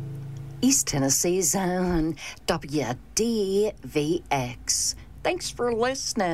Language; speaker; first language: English; native; English